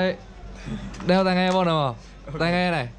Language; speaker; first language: Vietnamese; native; Vietnamese